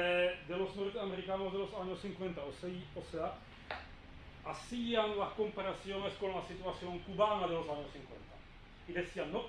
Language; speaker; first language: Spanish; non-native, fluent; Czech